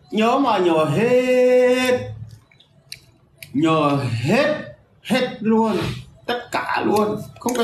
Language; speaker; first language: Vietnamese; non-native, fluent; Portuguese